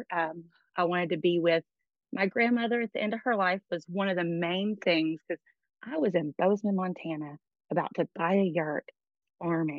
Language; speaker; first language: English; native; English